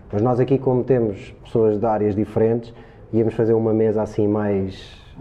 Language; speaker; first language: Portuguese; native; Portuguese